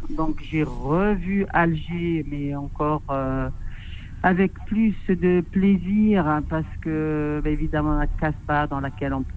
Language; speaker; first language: French; non-native, local second language; Arabic